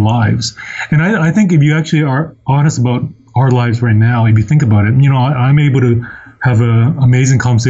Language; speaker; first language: English; non-native, local second language; Cantonese